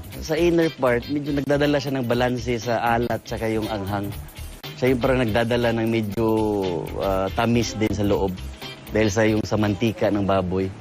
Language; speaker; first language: Filipino; non-native, local second language; Cebuano